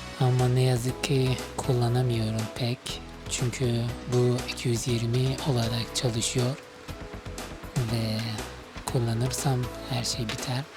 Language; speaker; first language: Turkish; non-native, fluent; Arabic